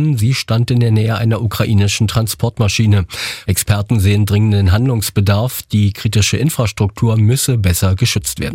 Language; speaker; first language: German; native; German